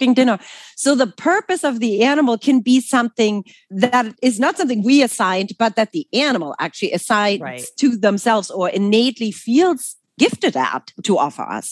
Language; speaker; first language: English; non-native, fluent; German